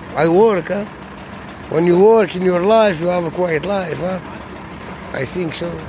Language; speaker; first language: English; non-native, learner; Arabic